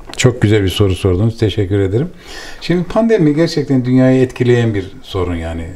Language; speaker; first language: Turkish; native; Turkish